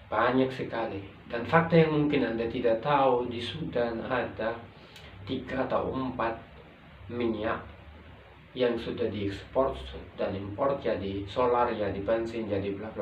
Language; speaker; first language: Indonesian; non-native, local second language; Arabic